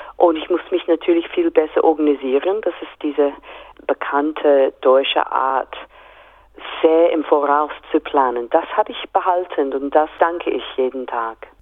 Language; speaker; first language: German; non-native, fluent; English